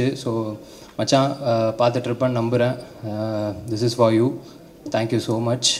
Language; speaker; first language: Tamil; native; Tamil